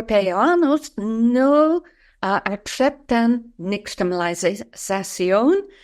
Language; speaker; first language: Spanish; non-native, fluent; English